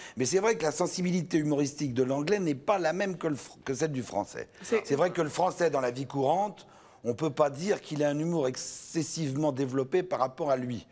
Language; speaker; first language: French; native; French